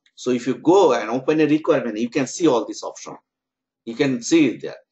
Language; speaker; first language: English; non-native, local second language; Bangla